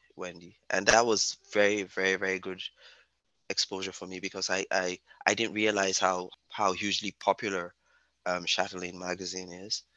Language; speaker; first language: English; non-native, local second language; Yoruba